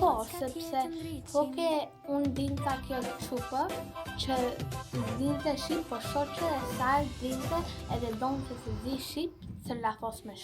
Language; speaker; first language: Albanian; early bilingual, heritage; Albanian